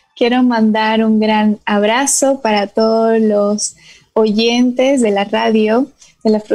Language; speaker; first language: Spanish; non-native, local second language; Portuguese